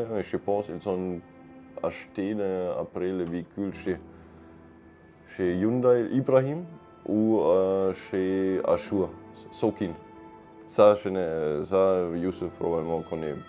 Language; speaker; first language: French; non-native, fluent; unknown